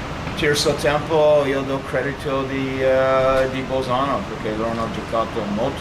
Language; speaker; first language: Italian; non-native, fluent; English